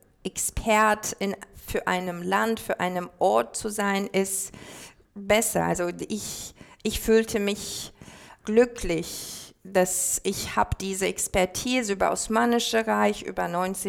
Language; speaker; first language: German; non-native, fluent; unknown